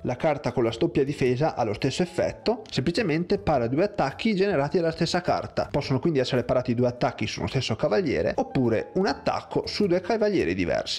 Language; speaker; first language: Italian; native; Italian